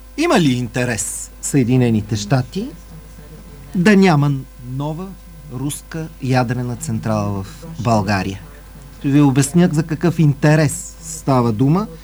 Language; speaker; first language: Bulgarian; native; Bulgarian